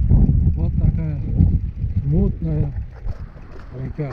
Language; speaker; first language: Russian; non-native, fluent; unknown